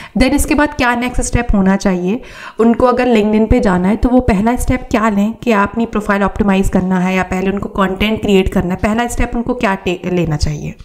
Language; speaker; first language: Hindi; native; Hindi